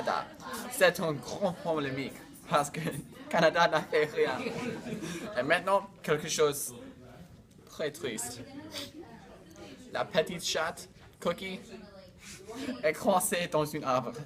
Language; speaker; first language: French; non-native, learner; English